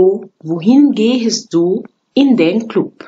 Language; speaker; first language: German; non-native, fluent; Arabic